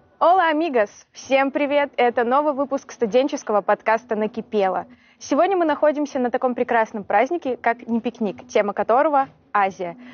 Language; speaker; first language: Russian; native; Russian